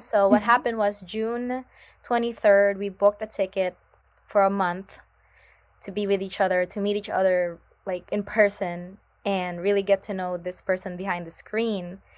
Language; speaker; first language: English; non-native, local second language; Filipino